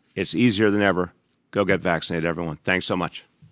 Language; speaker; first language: English; native; English